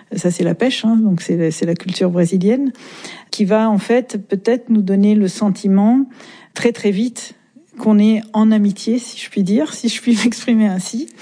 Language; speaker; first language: French; native; French